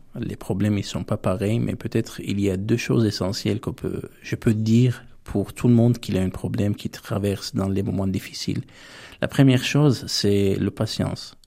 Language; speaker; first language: French; non-native, fluent; Armenian